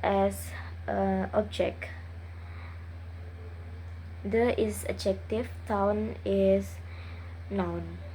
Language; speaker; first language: English; non-native, learner; Indonesian